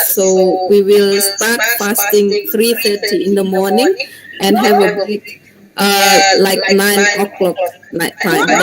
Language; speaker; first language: English; non-native, fluent; Indonesian